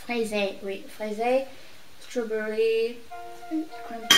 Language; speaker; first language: French; non-native, learner; Filipino